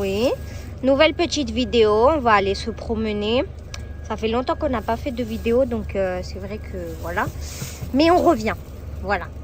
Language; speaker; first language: French; native; French